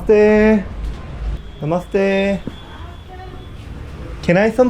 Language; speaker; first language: English; non-native, learner; Korean